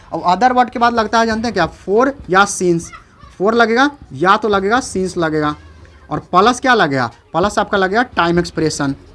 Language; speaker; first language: Hindi; native; Hindi